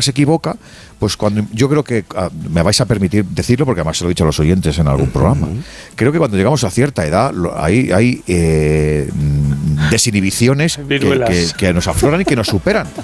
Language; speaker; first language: Spanish; native; Spanish